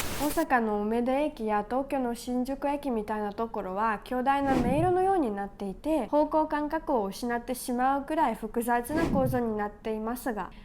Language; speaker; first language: Japanese; non-native, fluent; Ukrainian